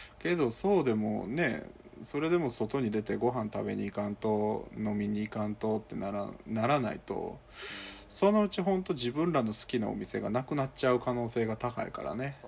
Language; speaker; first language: Japanese; native; Japanese